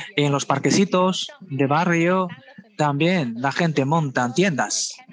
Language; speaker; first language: Spanish; non-native, fluent; Chinese